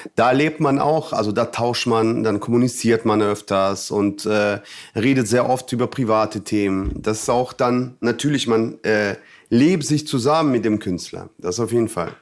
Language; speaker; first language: German; non-native, fluent; Russian